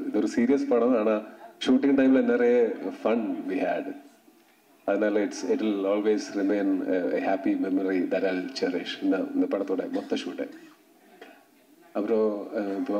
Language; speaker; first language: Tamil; non-native, learner; Malayalam